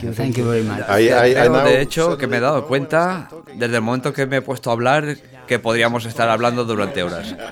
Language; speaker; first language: Spanish; non-native, fluent; Dutch